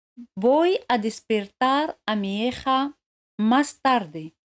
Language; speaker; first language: Spanish; non-native, fluent; French